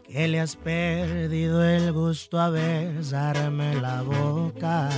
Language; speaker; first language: Spanish; native; Spanish